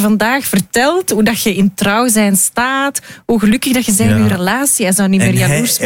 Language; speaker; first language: Dutch; native; Dutch